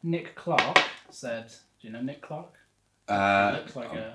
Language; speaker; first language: English; native; English